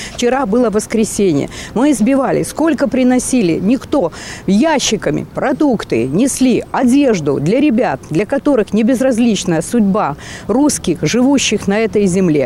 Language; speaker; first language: Russian; native; Russian